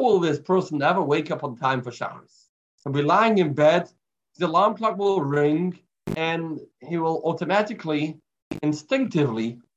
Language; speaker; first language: English; native; English